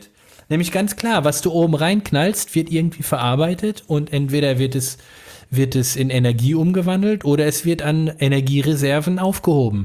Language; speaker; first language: German; native; German